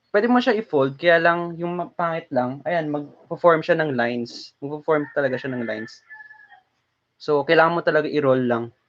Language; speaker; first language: Filipino; non-native, local second language; Hiligaynon